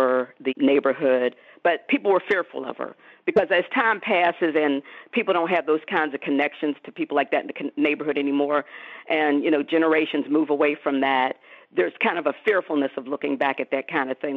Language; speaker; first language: English; native; English